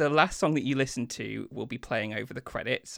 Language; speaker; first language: English; native; English